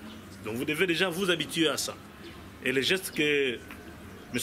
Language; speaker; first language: French; non-native, local second language; Kongo